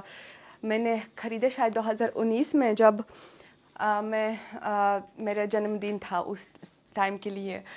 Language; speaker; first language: Hindi; non-native, fluent; Russian